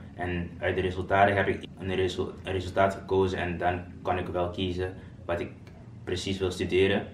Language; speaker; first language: Dutch; non-native, local second language; Papiamento